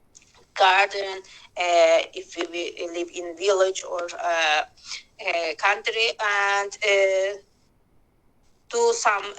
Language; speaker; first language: English; non-native, learner; Azerbaijani